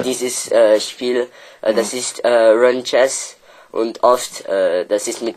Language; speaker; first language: German; non-native, learner; French